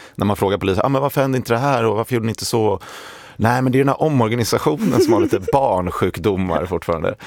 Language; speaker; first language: Swedish; native; Swedish